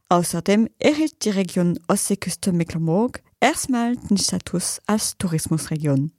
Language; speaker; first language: German; native; German